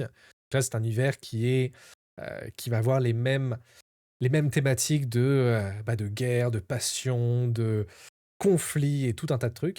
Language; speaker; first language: French; native; French